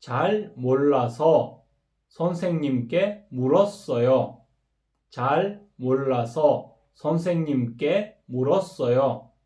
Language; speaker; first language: Korean; non-native, fluent; Kyrgyz